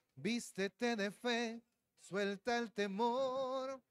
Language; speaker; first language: Spanish; native; Spanish